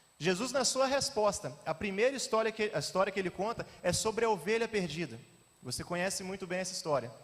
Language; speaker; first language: Portuguese; native; Portuguese